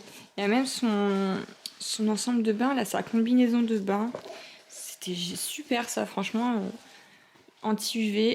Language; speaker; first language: French; native; French